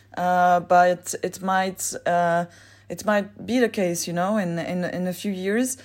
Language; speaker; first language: English; non-native, fluent; French